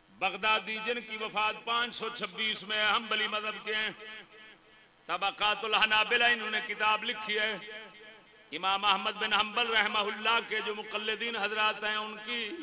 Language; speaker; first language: Urdu; non-native, local second language; Punjabi